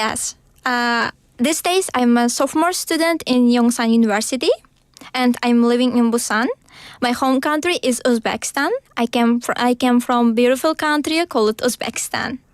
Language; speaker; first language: English; non-native, learner; Uzbek